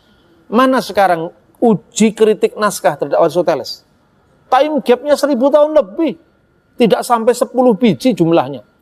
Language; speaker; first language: Indonesian; native; Indonesian